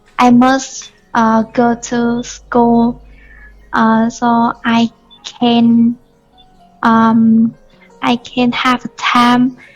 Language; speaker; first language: English; non-native, learner; Vietnamese